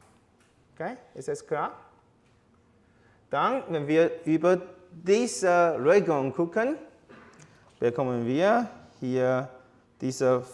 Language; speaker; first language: German; non-native, fluent; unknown